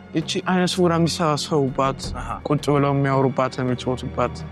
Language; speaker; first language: Amharic; native; Amharic